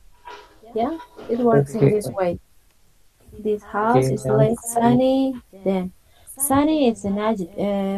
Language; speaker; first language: English; non-native, fluent; Spanish